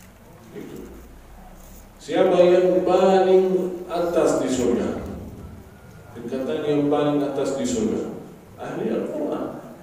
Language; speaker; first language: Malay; non-native, fluent; Arabic